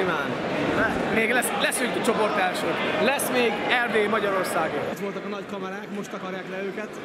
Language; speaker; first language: Hungarian; native; Hungarian